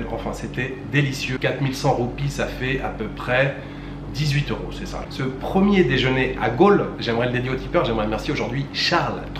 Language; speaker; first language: French; native; French